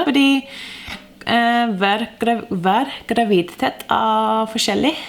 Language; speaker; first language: Norwegian; non-native, fluent; English